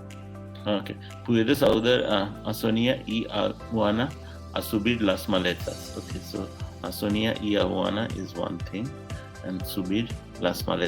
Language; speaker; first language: Spanish; non-native, learner; English